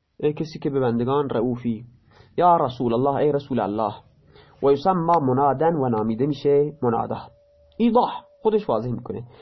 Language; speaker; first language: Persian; non-native, local second language; Baluchi